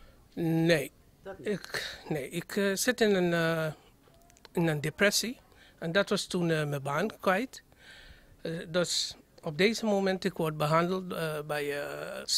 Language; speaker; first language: Dutch; non-native, fluent; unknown